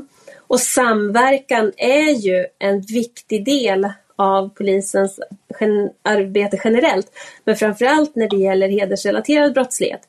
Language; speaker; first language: Swedish; native; Swedish